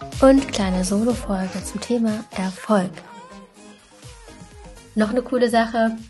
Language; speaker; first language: German; native; German